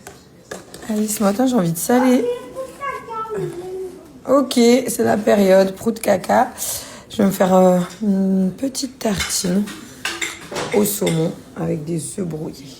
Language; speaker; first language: French; native; French